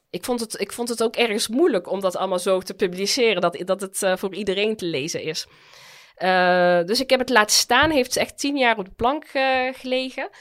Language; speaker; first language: Dutch; early bilingual, other home language; Arabic